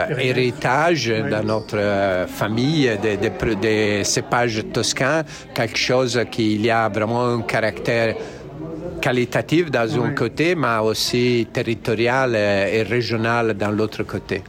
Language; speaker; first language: French; non-native, learner; Italian